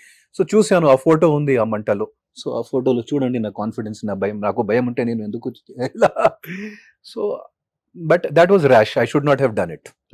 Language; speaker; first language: Telugu; non-native, fluent; Hindi